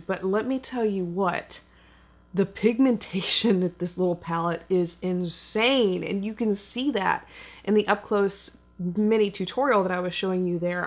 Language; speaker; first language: English; native; English